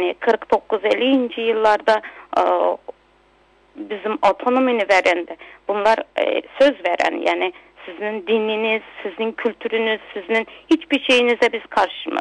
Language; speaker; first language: Turkish; non-native, local second language; Uyghur